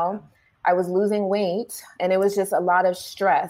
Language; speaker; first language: English; native; English